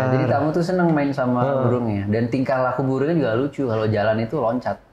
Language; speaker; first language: Indonesian; native; Indonesian